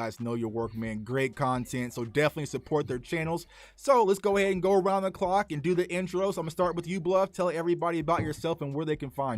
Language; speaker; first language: English; native; English